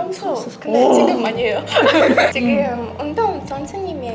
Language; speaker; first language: Korean; non-native, learner; Russian